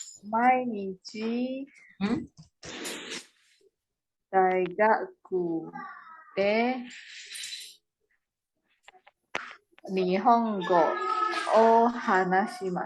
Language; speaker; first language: Japanese; non-native, learner; Indonesian